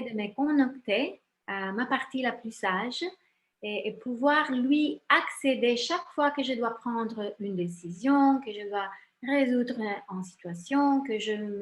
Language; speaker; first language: French; non-native, fluent; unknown